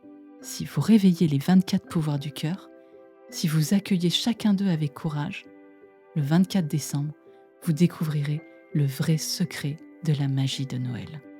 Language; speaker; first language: French; native; French